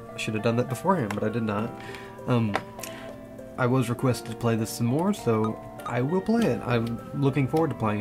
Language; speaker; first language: English; native; English